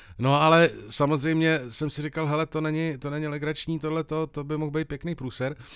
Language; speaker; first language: Czech; native; Czech